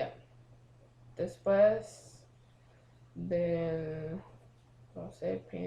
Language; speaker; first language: Spanish; non-native, learner; English